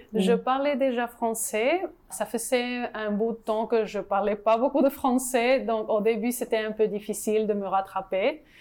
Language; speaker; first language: French; non-native, learner; Spanish